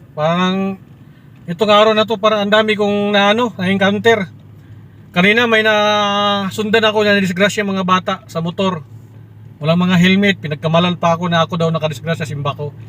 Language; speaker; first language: Filipino; non-native, local second language; Cebuano